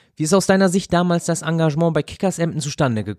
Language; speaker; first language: German; native; German